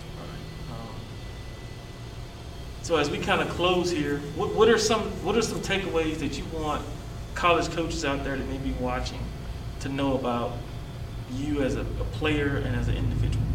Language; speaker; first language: English; native; English